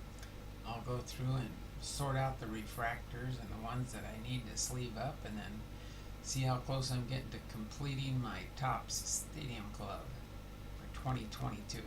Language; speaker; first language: English; native; English